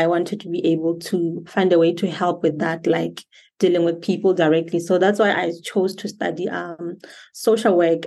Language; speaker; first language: English; non-native, local second language; Tswana